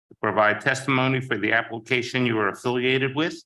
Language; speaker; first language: English; native; English